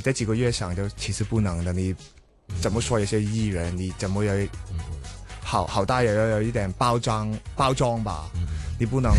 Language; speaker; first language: Chinese; non-native, learner; Cantonese